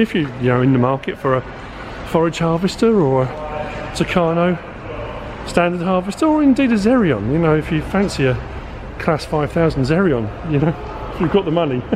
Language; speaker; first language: English; native; English